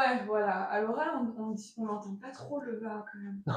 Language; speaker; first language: French; native; French